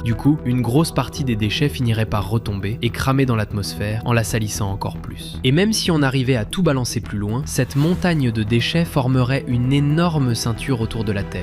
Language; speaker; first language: French; native; French